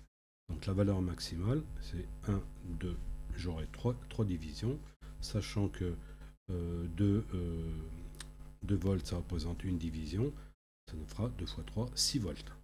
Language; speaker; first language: French; native; French